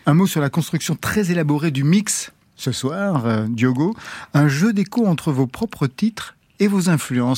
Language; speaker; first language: French; native; French